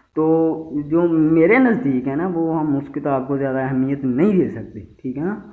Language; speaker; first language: Urdu; non-native, local second language; Punjabi